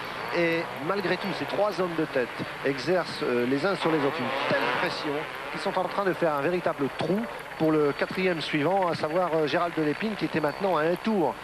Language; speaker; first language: French; native; French